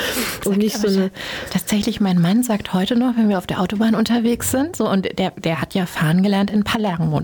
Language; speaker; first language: German; native; German